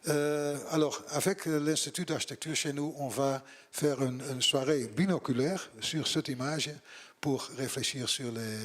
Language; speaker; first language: French; non-native, learner; Dutch